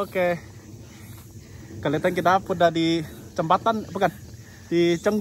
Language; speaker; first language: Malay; non-native, fluent; Chinese